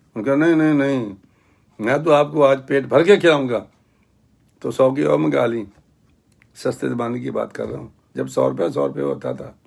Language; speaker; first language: Urdu; non-native, local second language; Punjabi